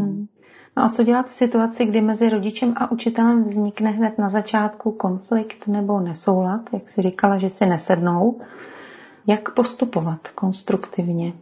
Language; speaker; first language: Czech; native; Czech